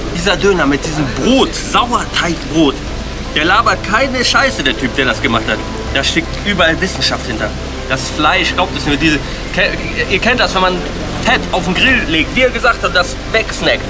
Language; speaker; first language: German; native; German